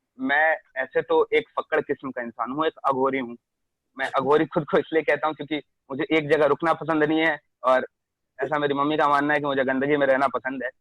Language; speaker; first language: Hindi; native; Hindi